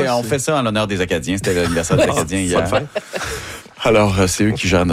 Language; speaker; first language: French; native; French